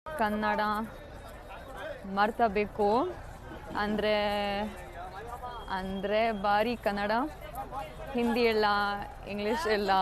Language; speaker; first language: Kannada; non-native, learner; German